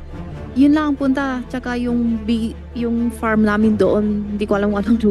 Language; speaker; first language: Filipino; non-native, learner; Chinese